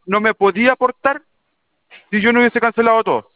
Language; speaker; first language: Spanish; native; Spanish